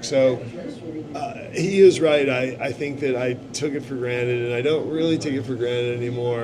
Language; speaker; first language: English; native; English